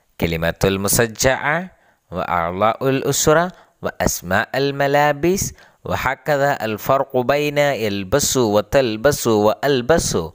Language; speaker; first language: Arabic; non-native, fluent; Malayalam